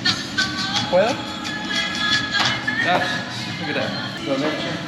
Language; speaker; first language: Spanish; non-native, learner; English